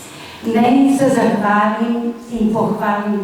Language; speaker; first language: Slovenian; native; Slovenian